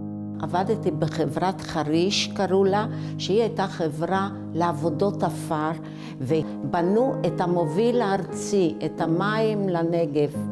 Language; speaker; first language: Hebrew; early bilingual, other home language; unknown